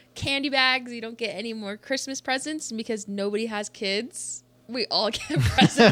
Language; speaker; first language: English; native; English